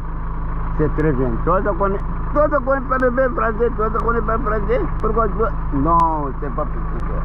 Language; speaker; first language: French; non-native, learner; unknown